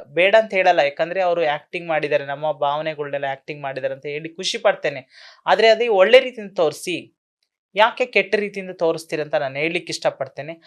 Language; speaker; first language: Kannada; native; Kannada